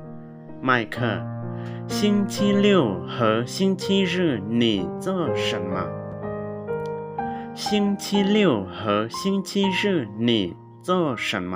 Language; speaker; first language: Chinese; non-native, fluent; Lao